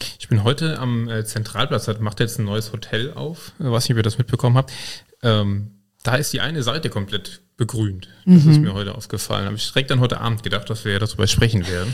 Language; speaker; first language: German; native; German